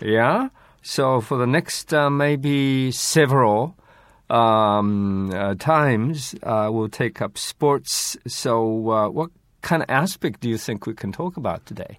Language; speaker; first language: English; non-native, fluent; Japanese